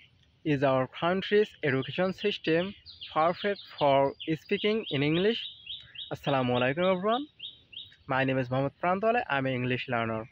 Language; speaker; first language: English; non-native, learner; Bangla